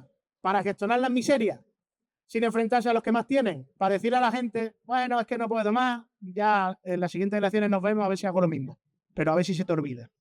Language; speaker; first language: Spanish; native; Spanish